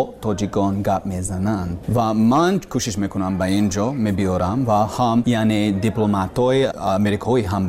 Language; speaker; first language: Persian; non-native, learner; English